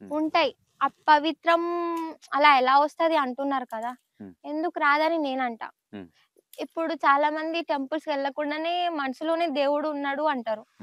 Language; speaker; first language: Telugu; non-native, local second language; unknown